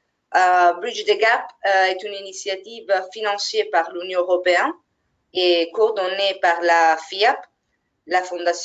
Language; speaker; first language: French; non-native, fluent; Italian